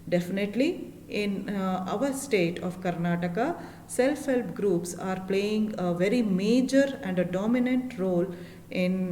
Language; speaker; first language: English; non-native, local second language; Kannada